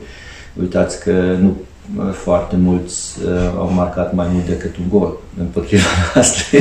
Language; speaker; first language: Romanian; non-native, fluent; Hungarian